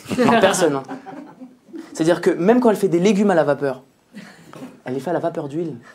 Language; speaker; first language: French; native; French